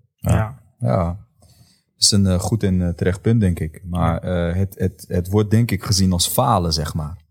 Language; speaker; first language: Dutch; native; Dutch